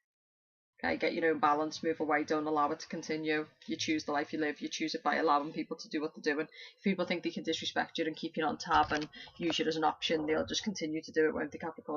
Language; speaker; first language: English; native; English